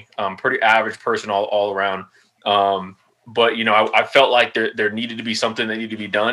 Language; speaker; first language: English; native; English